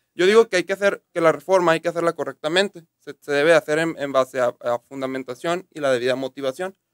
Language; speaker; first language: Spanish; native; Spanish